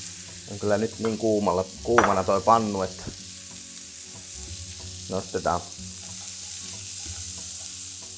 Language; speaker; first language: Finnish; native; Finnish